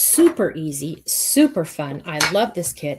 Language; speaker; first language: English; native; English